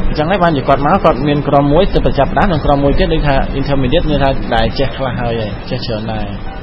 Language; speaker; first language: Khmer; native; Khmer